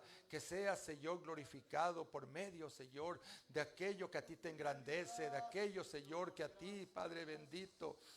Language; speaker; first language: Spanish; native; Spanish